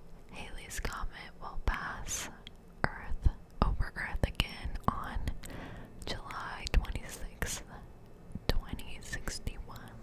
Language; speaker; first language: English; native; English